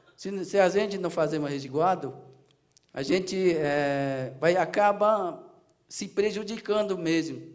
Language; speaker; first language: Portuguese; non-native, local second language; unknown